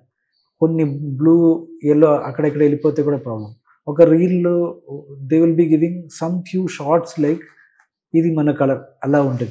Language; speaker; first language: Telugu; non-native, learner; Malayalam